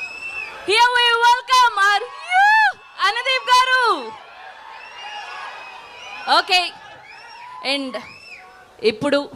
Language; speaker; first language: Telugu; native; Telugu